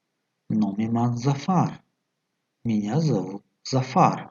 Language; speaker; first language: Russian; non-native, fluent; Tajik